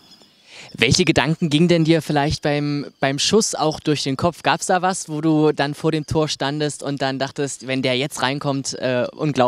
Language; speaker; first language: German; native; German